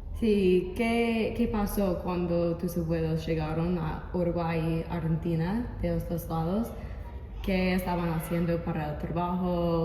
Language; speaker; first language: Spanish; non-native, learner; English